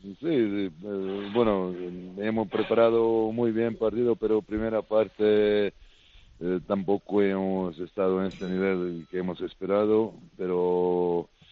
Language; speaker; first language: Spanish; non-native, fluent; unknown